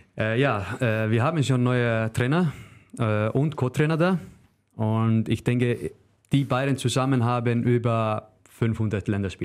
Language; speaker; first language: German; non-native, learner; Icelandic